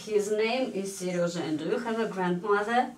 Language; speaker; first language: English; non-native, fluent; Russian